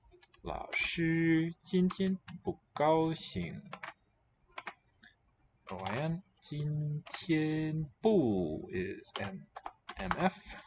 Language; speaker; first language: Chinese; non-native, learner; English